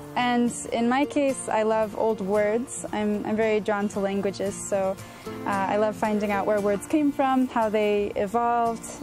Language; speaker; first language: English; native; English